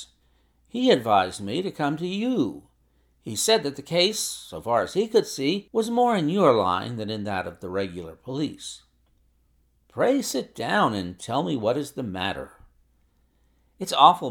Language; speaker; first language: English; native; English